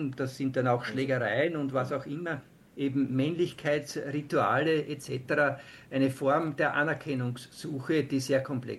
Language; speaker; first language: German; native; German